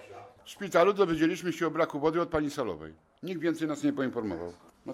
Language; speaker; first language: Polish; native; Polish